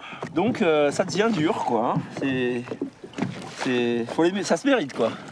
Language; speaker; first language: French; native; French